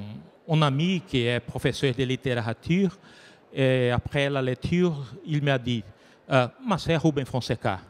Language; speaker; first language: French; non-native, learner; Portuguese